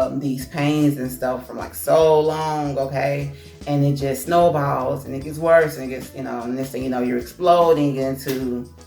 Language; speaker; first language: English; native; English